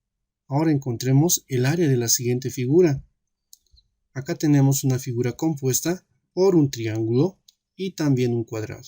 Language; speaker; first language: Spanish; native; Spanish